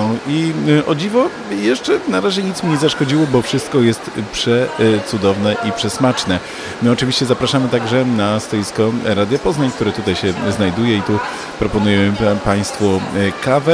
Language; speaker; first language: Polish; native; Polish